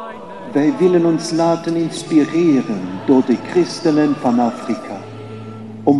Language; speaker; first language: Dutch; non-native, fluent; German